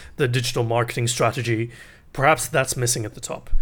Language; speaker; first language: English; native; English